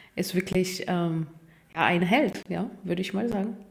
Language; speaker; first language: German; non-native, fluent; Russian